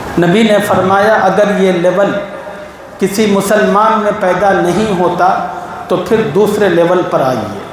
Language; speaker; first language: Urdu; native; Urdu